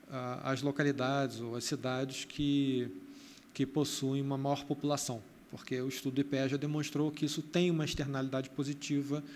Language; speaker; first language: Portuguese; native; Portuguese